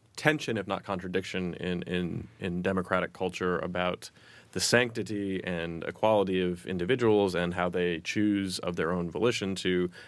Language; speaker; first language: English; native; English